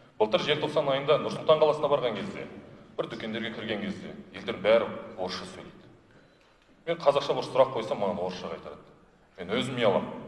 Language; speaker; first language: Kazakh; non-native, local second language; Russian